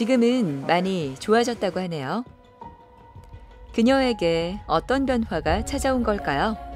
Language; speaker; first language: Korean; native; Korean